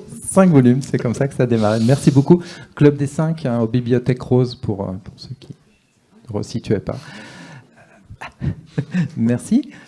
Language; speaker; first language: French; native; French